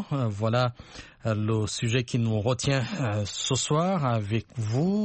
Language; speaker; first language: French; non-native, local second language; Rundi